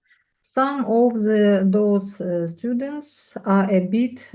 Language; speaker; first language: English; non-native, learner; Russian